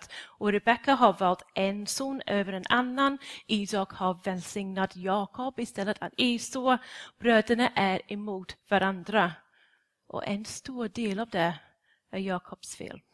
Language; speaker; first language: Swedish; non-native, fluent; English